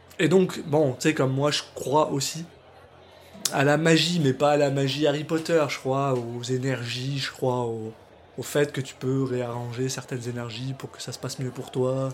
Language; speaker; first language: French; native; French